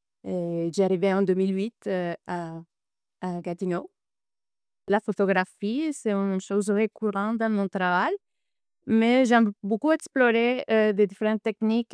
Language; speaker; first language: French; non-native, fluent; Spanish